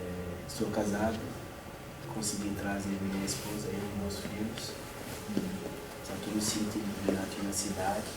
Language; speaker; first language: Portuguese; non-native, fluent; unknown